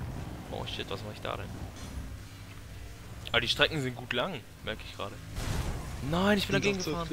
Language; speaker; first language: German; native; German